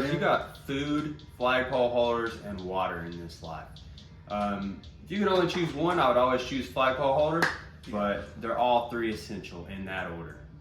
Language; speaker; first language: English; native; English